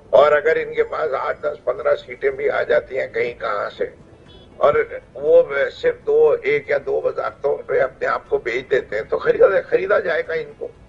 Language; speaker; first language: Urdu; native; Urdu